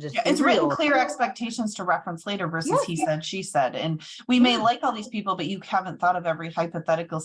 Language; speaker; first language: English; native; English